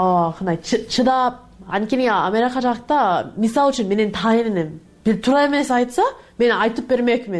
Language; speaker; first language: Kyrgyz; non-native, learner; English